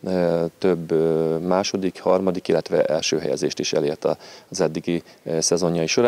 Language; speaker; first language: Hungarian; native; Hungarian